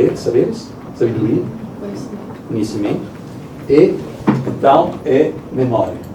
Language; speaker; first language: Portuguese; non-native, learner; Italian